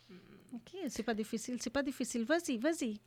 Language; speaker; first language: French; non-native, learner; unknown